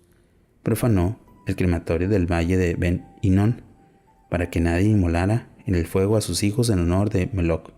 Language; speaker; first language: Spanish; native; Spanish